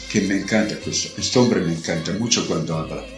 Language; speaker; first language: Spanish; non-native, learner; Italian